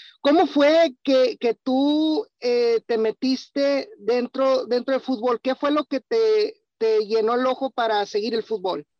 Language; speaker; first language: Spanish; native; Spanish